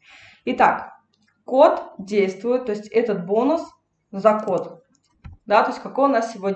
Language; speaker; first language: Russian; native; Russian